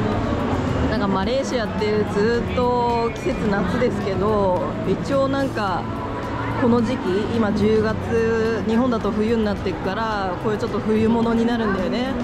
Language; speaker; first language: Japanese; native; Japanese